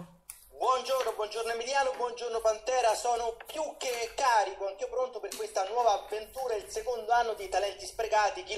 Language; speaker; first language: Italian; native; Italian